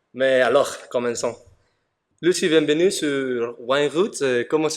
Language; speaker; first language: French; non-native, learner; Spanish